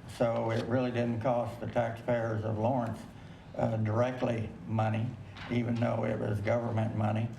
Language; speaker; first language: English; native; English